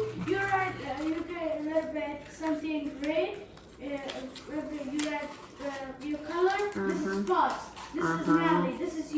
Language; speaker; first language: English; non-native, learner; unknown